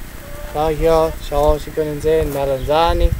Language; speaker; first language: German; non-native, learner; Italian